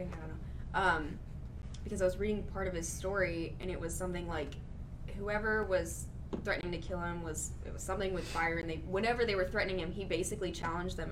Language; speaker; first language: English; native; English